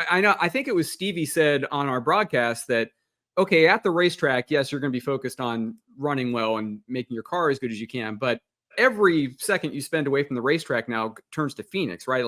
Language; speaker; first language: English; native; English